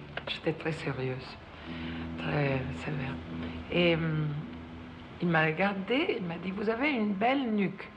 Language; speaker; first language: French; non-native, fluent; Italian